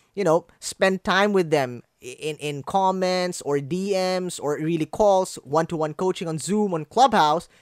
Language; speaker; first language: English; non-native, local second language; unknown